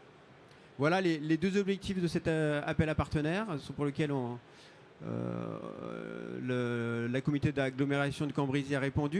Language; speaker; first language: French; native; French